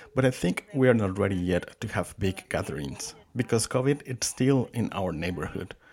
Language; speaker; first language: English; non-native, fluent; Spanish